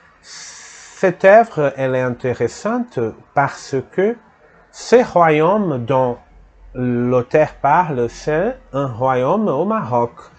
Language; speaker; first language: French; non-native, fluent; Portuguese